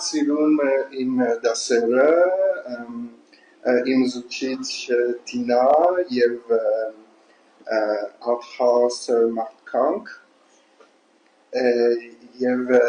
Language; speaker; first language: Armenian; non-native, learner; English